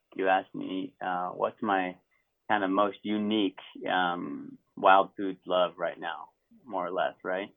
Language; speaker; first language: English; native; English